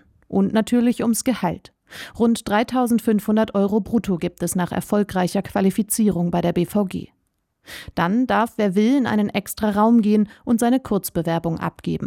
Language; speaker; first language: German; native; German